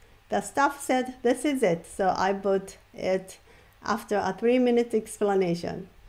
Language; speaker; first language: English; non-native, fluent; Japanese